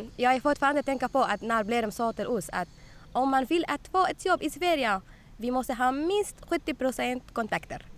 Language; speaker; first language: Swedish; non-native, learner; Arabic